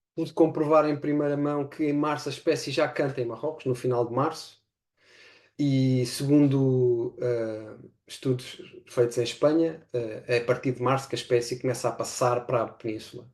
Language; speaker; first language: Portuguese; native; Portuguese